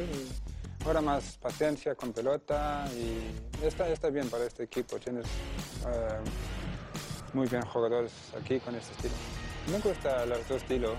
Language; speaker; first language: Spanish; non-native, learner; Danish